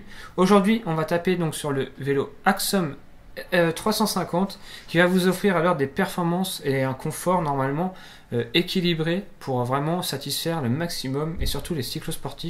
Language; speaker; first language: French; native; French